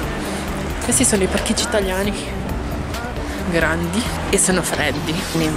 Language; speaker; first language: Italian; early bilingual, other home language; Filipino